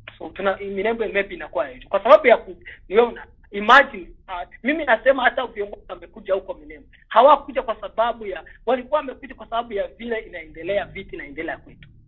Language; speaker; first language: Swahili; non-native, local second language; Kinyarwanda